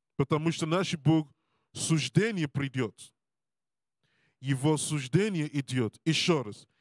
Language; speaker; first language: Russian; non-native, learner; English